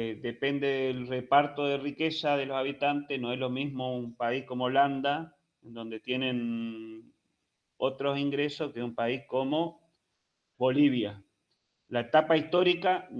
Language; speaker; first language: Spanish; native; Spanish